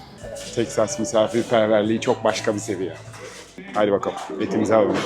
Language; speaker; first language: Turkish; native; Turkish